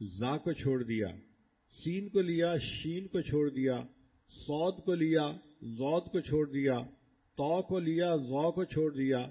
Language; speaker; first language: Urdu; non-native, local second language; Punjabi